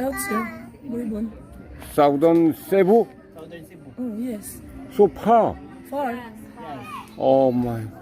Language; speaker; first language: English; non-native, learner; Korean